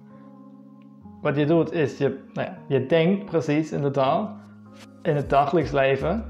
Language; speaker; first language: Dutch; non-native, fluent; English